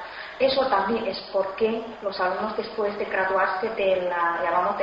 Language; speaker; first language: Spanish; non-native, fluent; Chinese